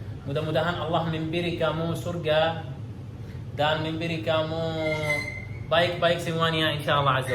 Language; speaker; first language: Indonesian; non-native, learner; Arabic